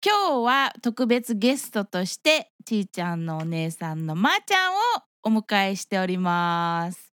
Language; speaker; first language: Japanese; early bilingual, heritage; Japanese